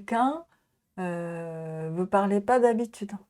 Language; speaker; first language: French; non-native, learner; Japanese